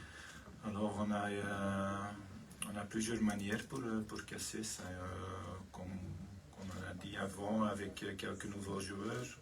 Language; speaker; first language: French; non-native, learner; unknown